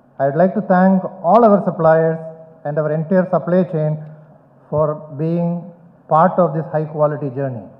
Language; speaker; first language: English; non-native, local second language; Tamil